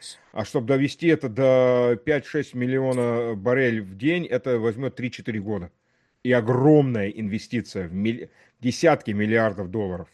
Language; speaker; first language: Russian; early bilingual, heritage; Russian